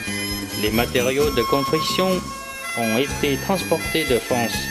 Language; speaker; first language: French; non-native, fluent; Vietnamese